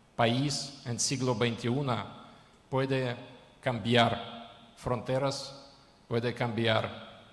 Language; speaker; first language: Spanish; non-native, learner; Ukrainian